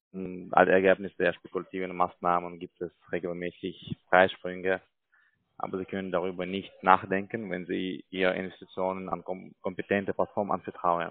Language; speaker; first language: German; non-native, learner; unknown